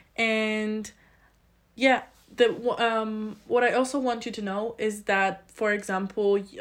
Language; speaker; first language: English; non-native, fluent; Polish